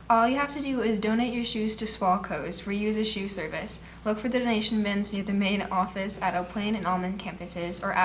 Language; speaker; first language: English; native; English